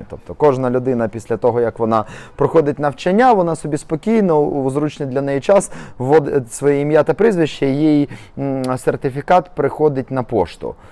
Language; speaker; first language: Ukrainian; native; Ukrainian